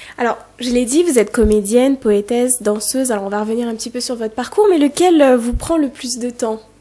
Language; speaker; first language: French; native; French